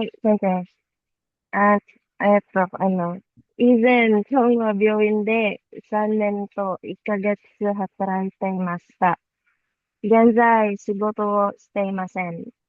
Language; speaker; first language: Japanese; non-native, learner; Filipino